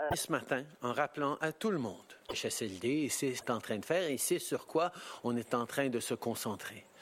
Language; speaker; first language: French; early bilingual, heritage; French